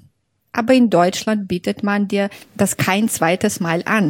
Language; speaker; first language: German; non-native, fluent; Russian